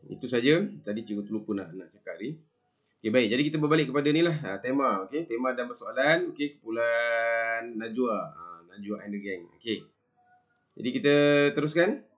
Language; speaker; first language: Malay; native; Malay